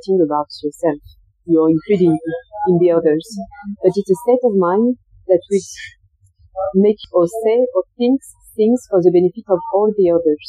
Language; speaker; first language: English; non-native, fluent; French